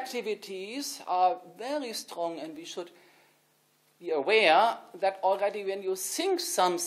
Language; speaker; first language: English; non-native, fluent; German